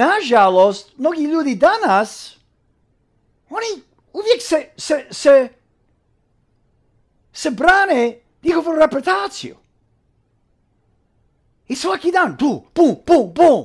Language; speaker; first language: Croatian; early bilingual, heritage; English